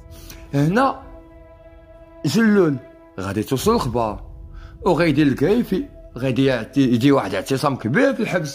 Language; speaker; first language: Arabic; native; Arabic